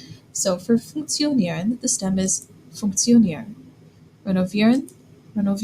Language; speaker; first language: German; non-native, fluent; English